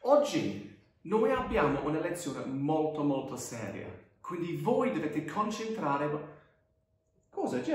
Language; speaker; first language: Italian; non-native, fluent; English